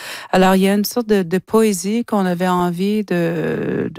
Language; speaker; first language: French; non-native, local second language; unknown